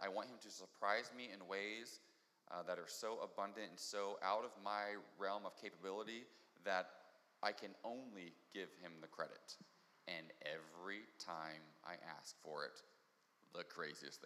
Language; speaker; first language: English; native; English